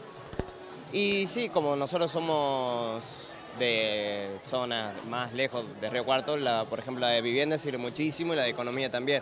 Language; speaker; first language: Spanish; native; Spanish